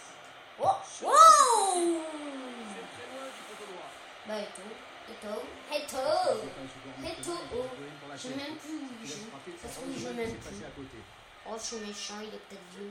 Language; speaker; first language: French; native; French